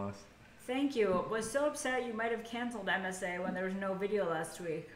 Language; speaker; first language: English; native; English